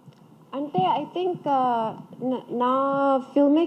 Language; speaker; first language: Telugu; early bilingual, heritage; Telugu